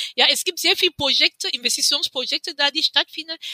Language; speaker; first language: German; non-native, fluent; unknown